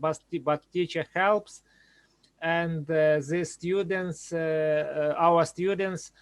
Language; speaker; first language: English; non-native, learner; Ukrainian